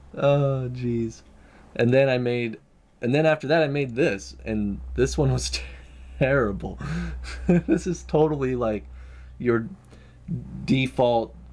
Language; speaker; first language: English; native; English